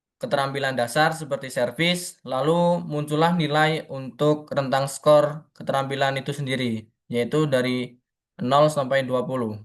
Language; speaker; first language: Indonesian; native; Indonesian